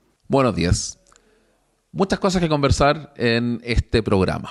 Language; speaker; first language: Spanish; native; Spanish